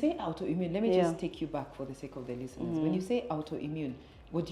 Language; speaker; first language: English; native; English